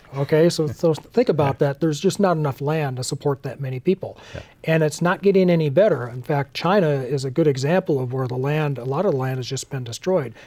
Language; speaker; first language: English; native; English